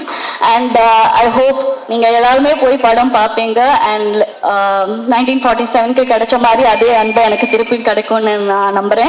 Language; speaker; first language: Tamil; non-native, learner; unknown